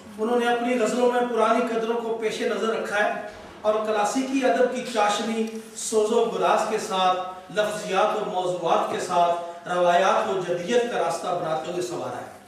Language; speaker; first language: Urdu; non-native, local second language; Punjabi